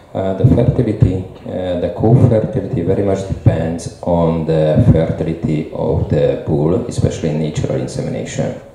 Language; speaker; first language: English; non-native, fluent; Hungarian